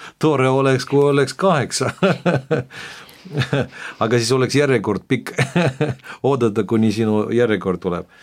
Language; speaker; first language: Estonian; non-native, local second language; Russian